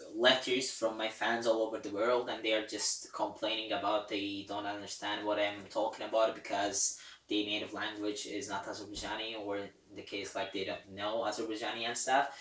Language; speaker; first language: English; non-native, fluent; Azerbaijani